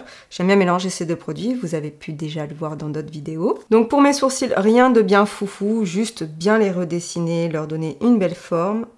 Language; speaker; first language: French; native; French